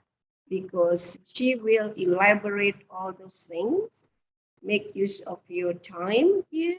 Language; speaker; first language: English; non-native, fluent; Indonesian